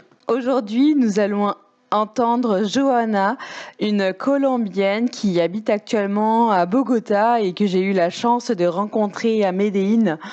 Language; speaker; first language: French; native; French